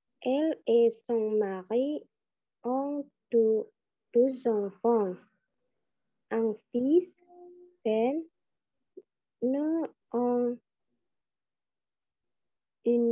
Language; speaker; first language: French; non-native, learner; Indonesian